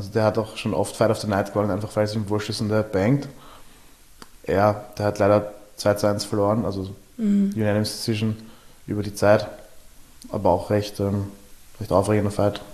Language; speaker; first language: German; native; German